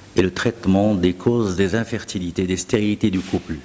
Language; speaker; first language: French; non-native, local second language; Arabic